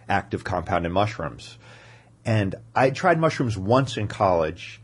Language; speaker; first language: English; native; English